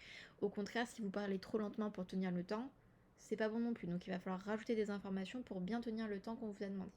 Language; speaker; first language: French; native; French